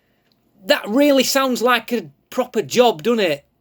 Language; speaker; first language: English; native; English